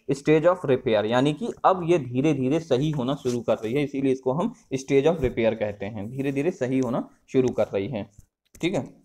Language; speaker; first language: Hindi; native; Hindi